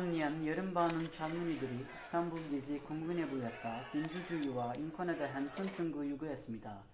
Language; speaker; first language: Korean; non-native, learner; Turkish